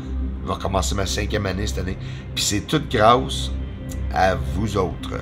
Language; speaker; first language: French; native; French